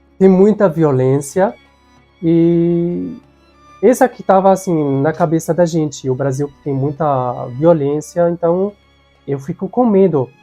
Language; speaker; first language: Portuguese; non-native, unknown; Arabic